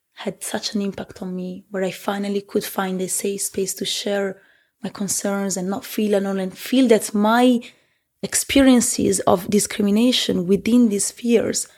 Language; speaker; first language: English; early bilingual, heritage; Italian